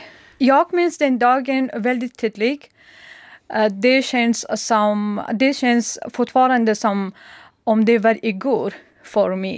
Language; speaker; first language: Swedish; non-native, learner; Persian